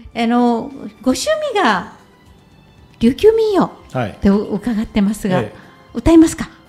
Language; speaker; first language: Japanese; native; Japanese